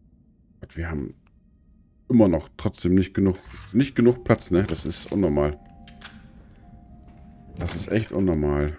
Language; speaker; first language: German; native; German